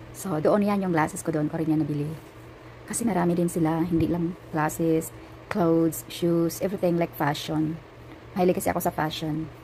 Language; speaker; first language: Filipino; non-native, local second language; Cebuano